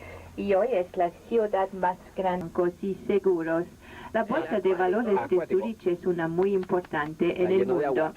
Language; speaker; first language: Spanish; non-native, fluent; German